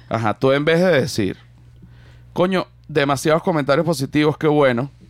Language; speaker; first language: Spanish; native; Spanish